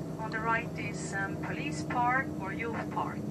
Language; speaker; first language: English; non-native, fluent; Estonian